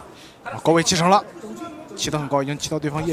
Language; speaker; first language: Chinese; native; Chinese